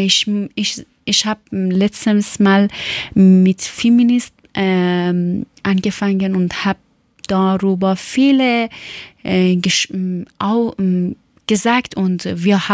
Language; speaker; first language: German; non-native, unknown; Persian